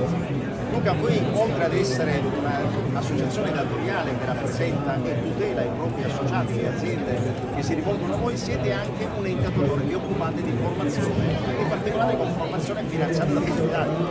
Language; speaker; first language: Italian; native; Italian